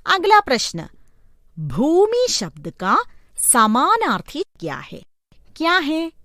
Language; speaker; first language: Hindi; non-native, local second language; Malayalam